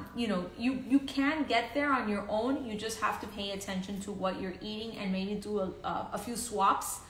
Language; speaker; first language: English; early bilingual, other home language; Spanish